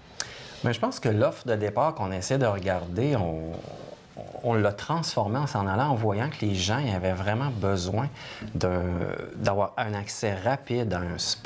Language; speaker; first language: French; native; French